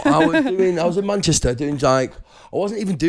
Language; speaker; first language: English; native; English